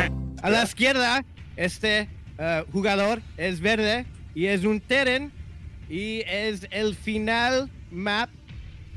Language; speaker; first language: Spanish; non-native, learner; English